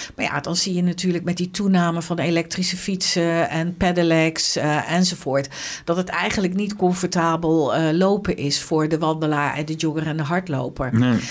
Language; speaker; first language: Dutch; native; Dutch